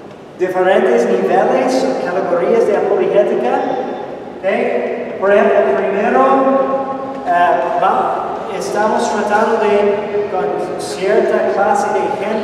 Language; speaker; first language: Spanish; non-native, fluent; English